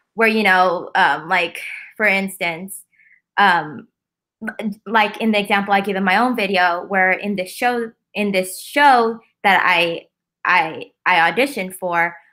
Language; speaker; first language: English; native; English